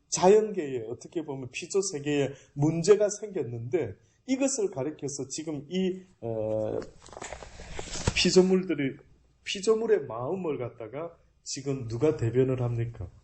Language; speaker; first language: Korean; native; Korean